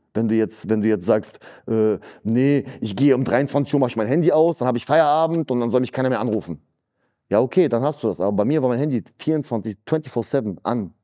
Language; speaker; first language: German; early bilingual, other home language; Russian